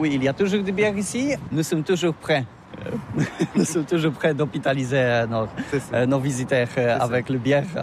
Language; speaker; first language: French; non-native, learner; Polish